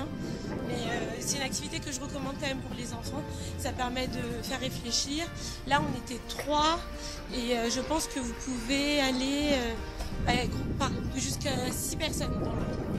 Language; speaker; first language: French; native; French